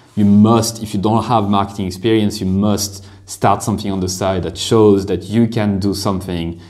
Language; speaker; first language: English; non-native, fluent; French